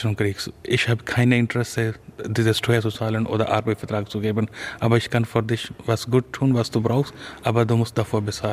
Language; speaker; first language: German; non-native, learner; Urdu